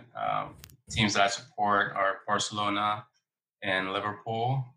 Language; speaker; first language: English; early bilingual, other home language; Spanish